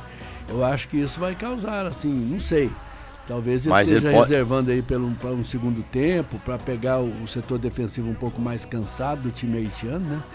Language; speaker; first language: Portuguese; native; Portuguese